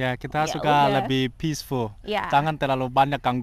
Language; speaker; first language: Indonesian; non-native, learner; Chinese